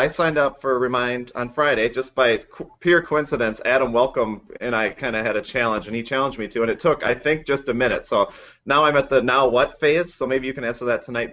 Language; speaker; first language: English; native; English